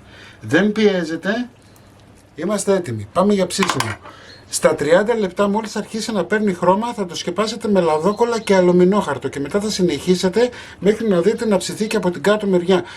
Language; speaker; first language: Greek; native; Greek